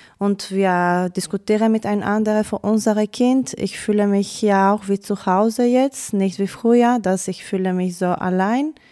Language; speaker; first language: German; non-native, learner; Greek